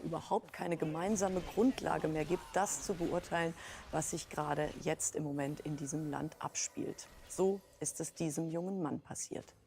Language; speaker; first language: German; native; German